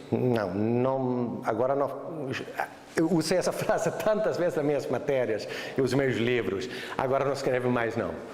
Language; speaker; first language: Portuguese; non-native, fluent; Swedish